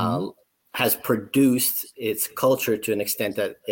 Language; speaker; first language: English; native; English